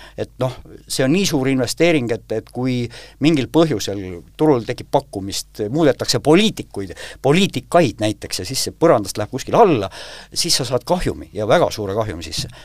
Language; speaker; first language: Estonian; native; Estonian